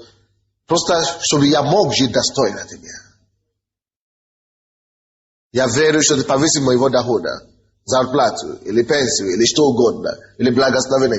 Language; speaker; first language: Russian; non-native, fluent; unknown